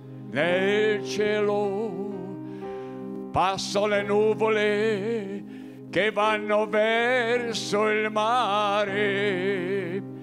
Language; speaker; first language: Italian; native; Italian